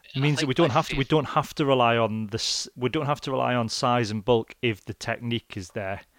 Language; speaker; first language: English; native; English